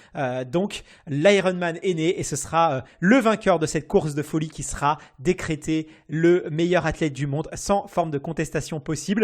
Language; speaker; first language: French; native; French